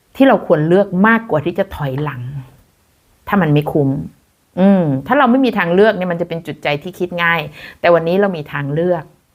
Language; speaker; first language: Thai; native; Thai